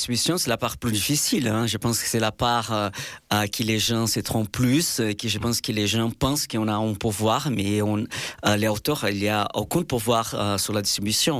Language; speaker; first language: French; non-native, fluent; Portuguese